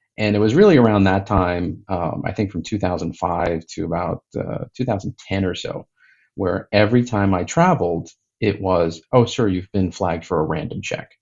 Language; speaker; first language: English; native; English